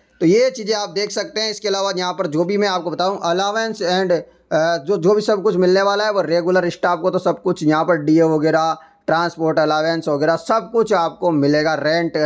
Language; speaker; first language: Hindi; native; Hindi